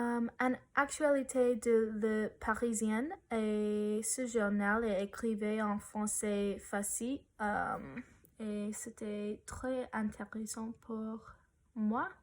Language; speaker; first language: French; non-native, learner; English